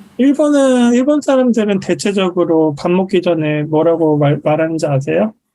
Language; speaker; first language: Korean; native; Korean